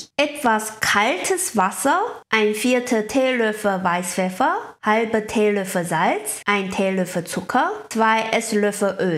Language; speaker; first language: German; non-native, learner; Chinese